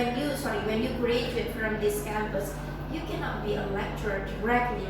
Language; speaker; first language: English; non-native, fluent; Indonesian